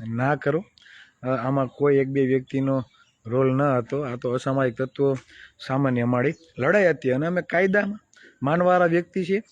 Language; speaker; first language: Gujarati; native; Gujarati